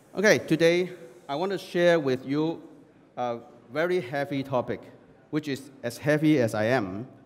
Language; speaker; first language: English; non-native, local second language; Chinese